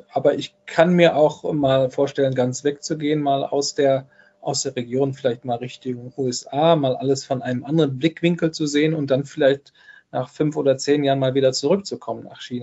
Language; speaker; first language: German; native; German